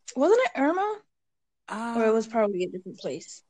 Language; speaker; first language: English; early bilingual, other home language; Bangla